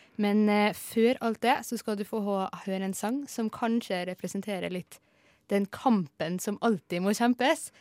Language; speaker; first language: Norwegian; native; Norwegian